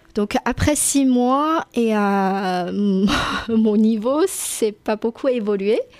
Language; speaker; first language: French; non-native, fluent; Chinese